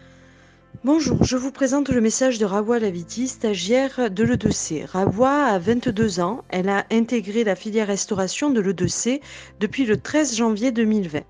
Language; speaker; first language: French; native; French